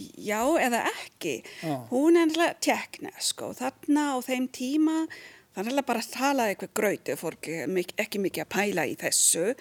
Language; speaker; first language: Icelandic; non-native, fluent; German